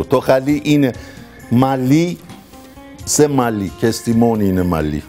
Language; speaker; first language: Greek; non-native, fluent; Persian